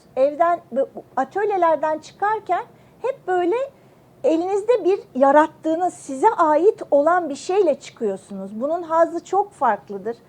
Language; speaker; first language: Turkish; native; Turkish